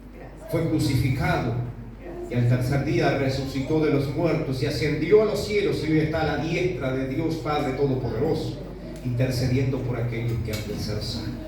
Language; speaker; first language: Spanish; native; Spanish